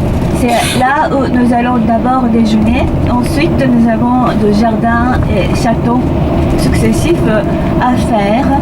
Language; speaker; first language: French; non-native, fluent; Japanese